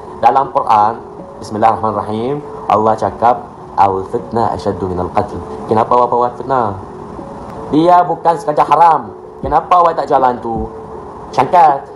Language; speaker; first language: Malay; non-native, learner; Arabic